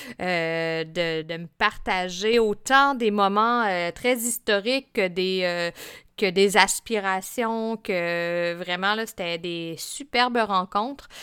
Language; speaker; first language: French; native; French